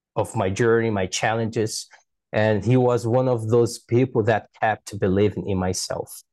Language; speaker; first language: English; non-native, fluent; Portuguese